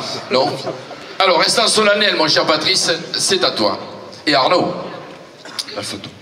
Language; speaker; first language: French; native; French